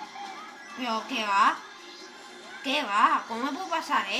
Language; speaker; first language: Spanish; native; Spanish